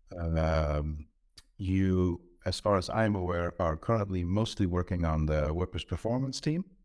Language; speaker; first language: English; non-native, fluent; Dutch